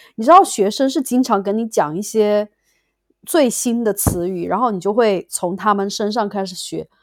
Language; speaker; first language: Chinese; native; Chinese